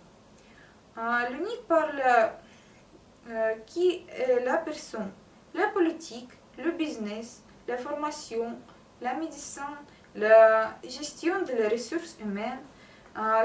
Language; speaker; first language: French; non-native, learner; Russian